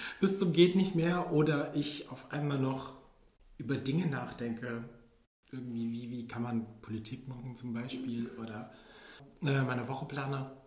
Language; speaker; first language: German; early bilingual, other home language; Filipino